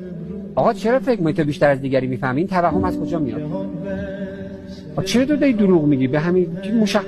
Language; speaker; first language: Persian; native; Persian